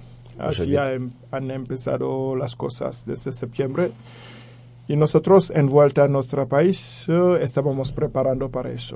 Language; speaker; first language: Spanish; non-native, fluent; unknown